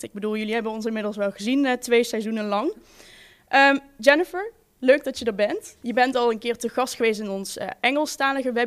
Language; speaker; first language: Dutch; native; Dutch